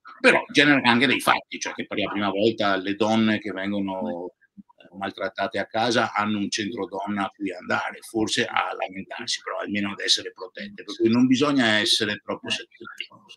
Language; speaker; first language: Italian; native; Italian